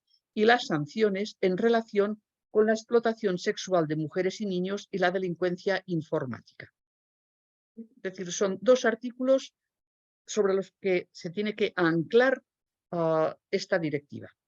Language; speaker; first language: Spanish; native; Spanish